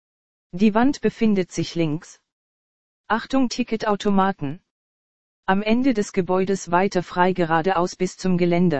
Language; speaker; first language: German; native; German